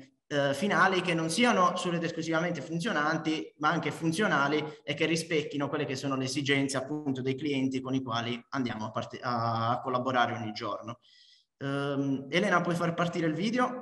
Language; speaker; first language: Italian; native; Italian